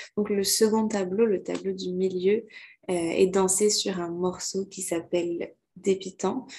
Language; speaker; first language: French; native; French